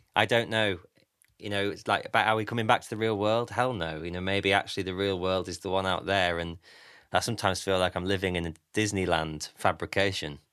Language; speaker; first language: English; native; English